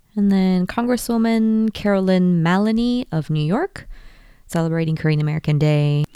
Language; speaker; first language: English; early bilingual, other home language; Korean